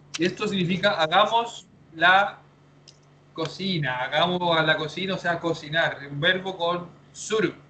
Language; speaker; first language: Spanish; native; Spanish